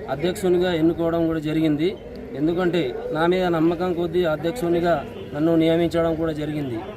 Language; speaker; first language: Telugu; non-native, local second language; Lambadi